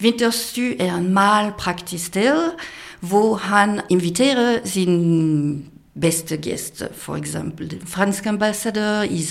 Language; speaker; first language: Danish; non-native, fluent; French